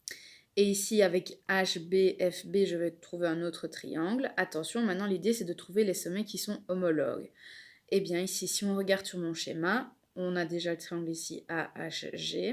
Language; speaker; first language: French; native; French